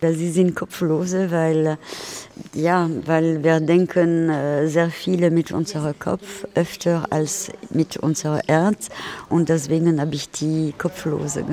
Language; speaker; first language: German; non-native, fluent; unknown